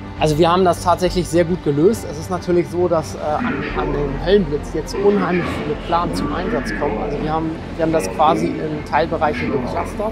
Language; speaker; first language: German; native; German